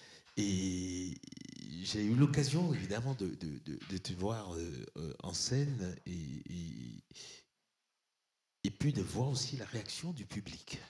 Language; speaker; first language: French; native; French